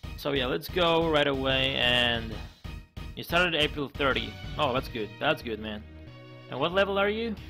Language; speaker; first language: English; non-native, fluent; Greek